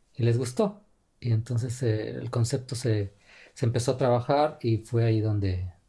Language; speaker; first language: Spanish; native; Spanish